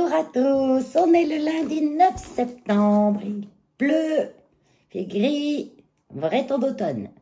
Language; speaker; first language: French; native; French